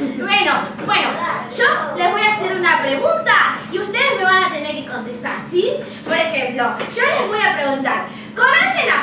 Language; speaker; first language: Spanish; native; Spanish